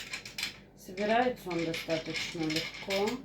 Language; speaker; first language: Russian; native; Russian